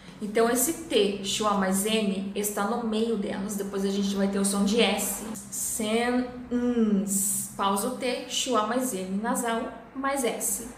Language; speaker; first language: Portuguese; native; Portuguese